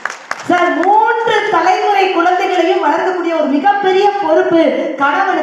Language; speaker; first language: Tamil; native; Tamil